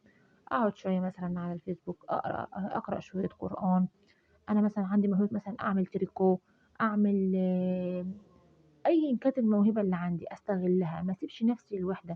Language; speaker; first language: Arabic; native; Arabic